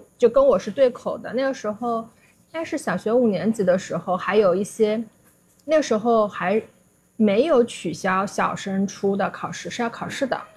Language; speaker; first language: Chinese; native; Chinese